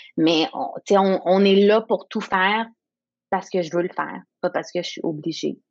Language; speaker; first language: French; non-native, local second language; English